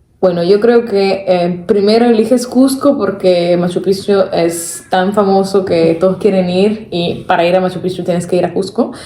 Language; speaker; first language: Spanish; non-native, fluent; Italian